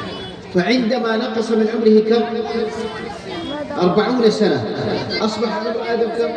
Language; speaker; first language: Arabic; native; Arabic